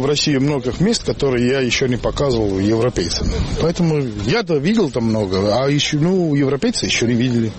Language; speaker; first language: Russian; non-native, fluent; Finnish